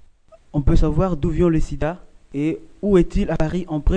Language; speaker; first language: French; native; French